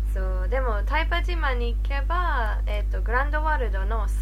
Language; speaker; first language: Japanese; non-native, fluent; English